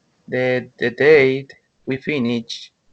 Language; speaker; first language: English; non-native, learner; Spanish